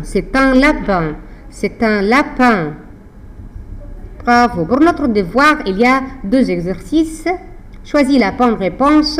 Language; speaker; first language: French; non-native, fluent; Arabic